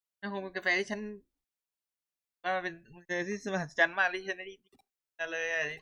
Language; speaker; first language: Thai; native; Thai